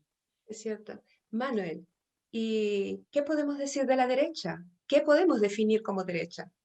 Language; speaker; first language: Spanish; native; Spanish